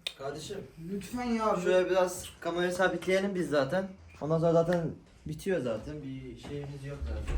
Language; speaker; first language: Turkish; native; Turkish